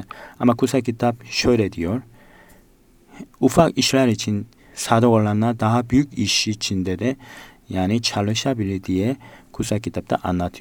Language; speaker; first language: Turkish; non-native, fluent; Korean